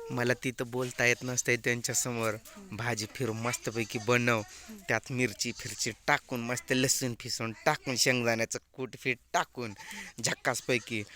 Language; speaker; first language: Marathi; native; Marathi